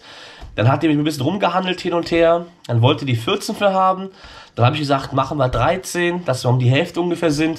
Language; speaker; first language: German; native; German